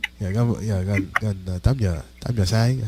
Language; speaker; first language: Vietnamese; non-native, learner; English